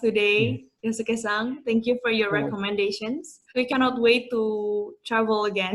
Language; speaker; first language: English; non-native, fluent; Indonesian